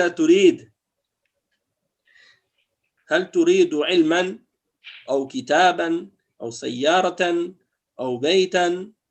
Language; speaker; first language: Arabic; non-native, fluent; French